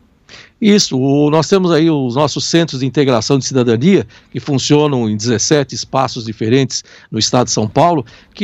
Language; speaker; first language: Portuguese; native; Portuguese